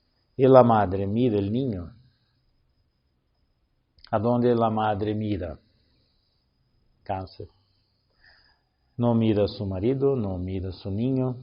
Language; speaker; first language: Spanish; non-native, learner; Portuguese